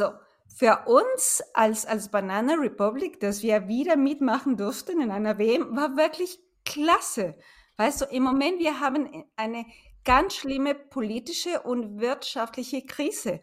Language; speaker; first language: German; non-native, fluent; Spanish